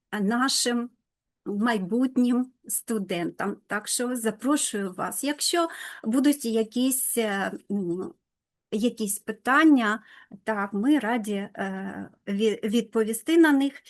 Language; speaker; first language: Ukrainian; non-native, local second language; Russian